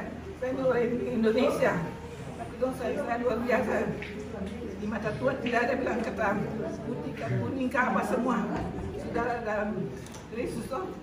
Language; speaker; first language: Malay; non-native, local second language; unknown